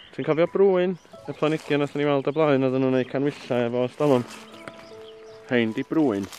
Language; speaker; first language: Welsh; native; Welsh